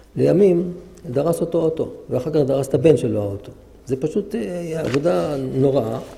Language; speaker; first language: Hebrew; native; Hebrew